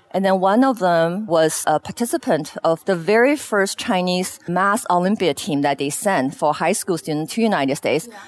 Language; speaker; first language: English; non-native, fluent; Chinese